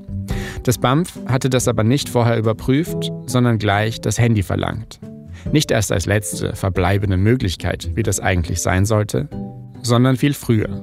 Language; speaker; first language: German; native; German